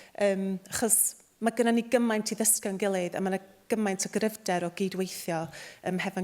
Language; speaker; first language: Welsh; native; Welsh